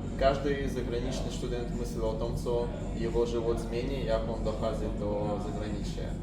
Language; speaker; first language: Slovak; non-native, learner; Russian